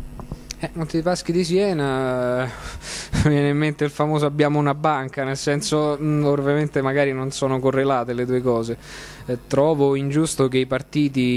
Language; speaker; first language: Italian; native; Italian